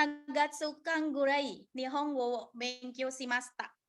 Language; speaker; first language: Japanese; non-native, learner; Indonesian